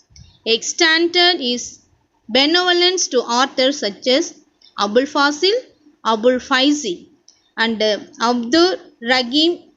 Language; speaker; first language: English; non-native, local second language; Tamil